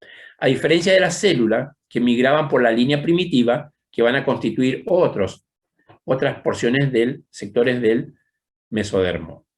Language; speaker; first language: Spanish; native; Spanish